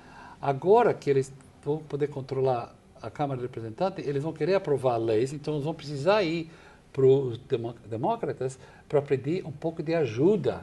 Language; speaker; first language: Portuguese; non-native, fluent; English